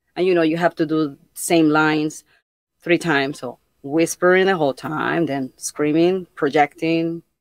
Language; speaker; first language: English; non-native, fluent; Spanish